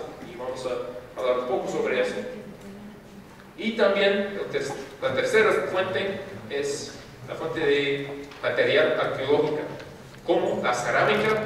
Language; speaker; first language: Spanish; non-native, fluent; English